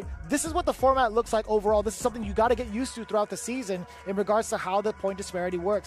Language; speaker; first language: English; native; English